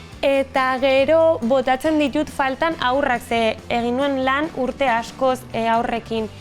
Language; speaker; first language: Basque; non-native, local second language; Spanish